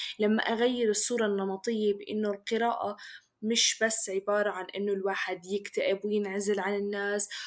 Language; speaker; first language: Arabic; native; Arabic